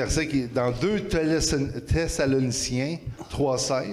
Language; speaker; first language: French; native; French